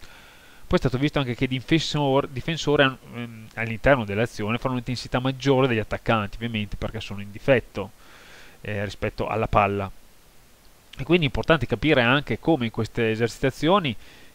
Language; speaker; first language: Italian; native; Italian